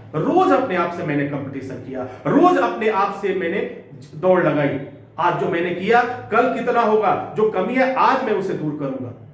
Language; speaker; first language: Hindi; native; Hindi